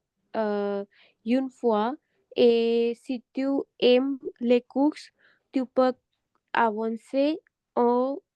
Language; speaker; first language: French; non-native, learner; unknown